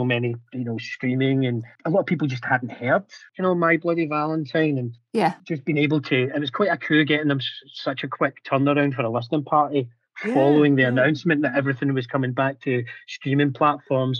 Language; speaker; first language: English; native; English